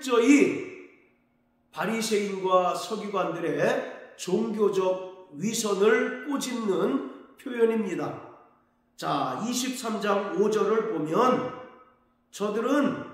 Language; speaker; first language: Korean; native; Korean